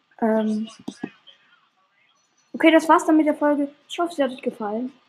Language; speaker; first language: German; native; German